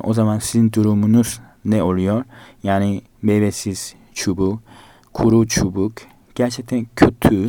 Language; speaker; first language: Turkish; non-native, fluent; Korean